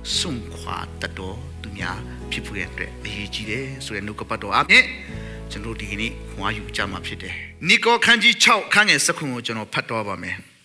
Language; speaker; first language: Burmese; non-native, local second language; Thado Chin